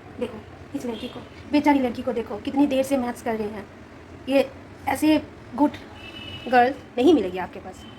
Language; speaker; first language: Hindi; non-native, local second language; Bangla